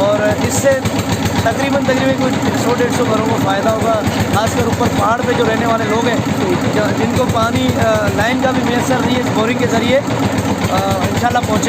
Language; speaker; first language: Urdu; non-native, local second language; Baluchi